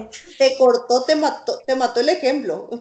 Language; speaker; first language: Spanish; native; Spanish